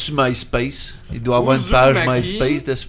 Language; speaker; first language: French; native; French